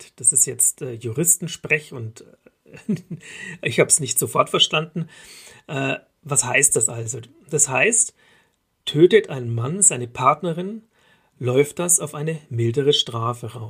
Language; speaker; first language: German; native; German